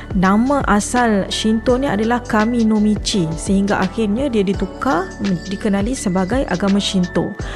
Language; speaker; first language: Malay; native; Malay